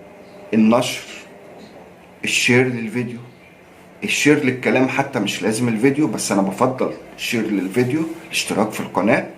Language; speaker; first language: Arabic; native; Arabic